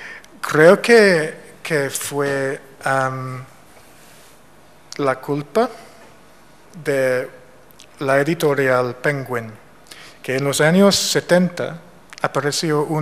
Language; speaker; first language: Spanish; non-native, fluent; English